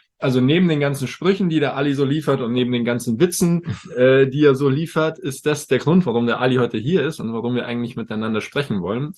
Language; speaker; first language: German; native; German